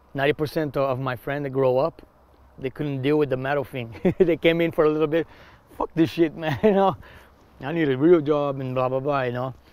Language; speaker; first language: English; non-native, fluent; Portuguese